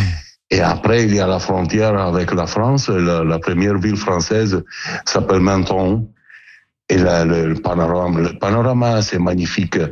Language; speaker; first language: French; non-native, learner; Italian